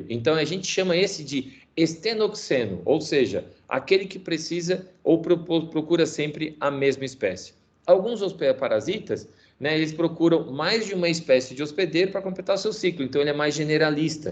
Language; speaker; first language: Portuguese; native; Portuguese